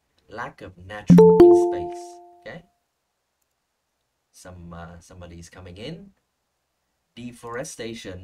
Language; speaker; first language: English; non-native, fluent; Vietnamese